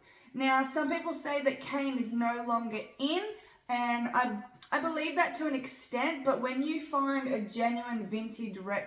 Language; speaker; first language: English; native; English